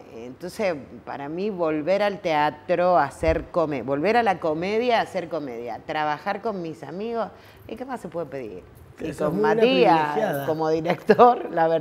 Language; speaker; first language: Spanish; native; Spanish